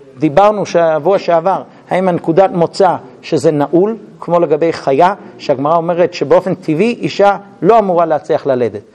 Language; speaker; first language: Hebrew; non-native, fluent; English